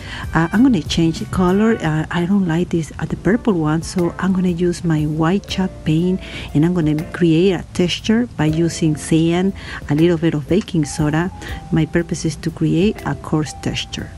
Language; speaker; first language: English; non-native, fluent; Spanish